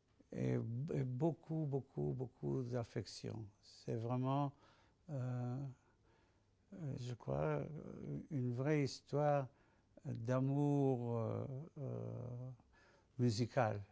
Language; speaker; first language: French; non-native, fluent; Spanish